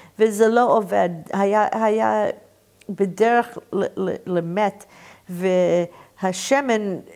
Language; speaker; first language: Hebrew; non-native, learner; English